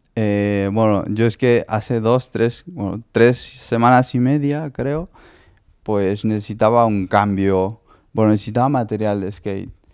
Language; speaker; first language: Spanish; native; Spanish